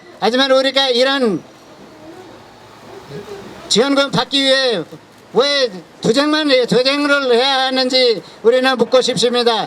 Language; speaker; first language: Korean; non-native, fluent; Nepali